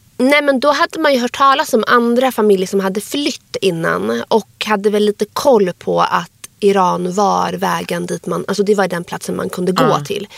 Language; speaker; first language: Swedish; early bilingual, other home language; Arabic